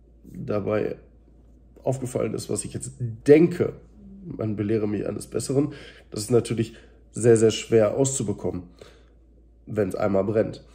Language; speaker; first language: German; native; German